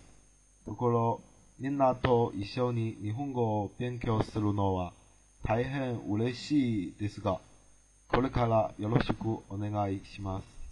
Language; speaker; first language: Japanese; non-native, learner; Chinese